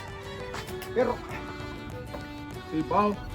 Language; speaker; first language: Spanish; non-native, learner; English